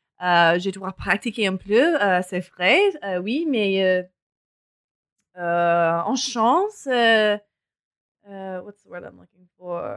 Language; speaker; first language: French; early bilingual, other home language; English